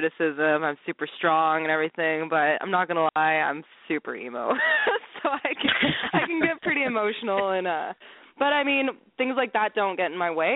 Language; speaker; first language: English; native; English